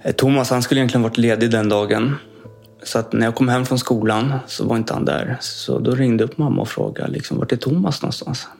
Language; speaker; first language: Swedish; native; Swedish